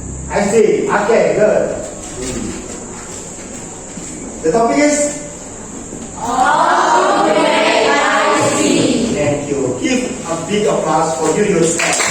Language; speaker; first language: English; non-native, learner; Indonesian